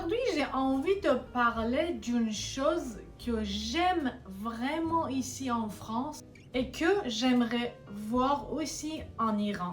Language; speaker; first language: French; non-native, fluent; Persian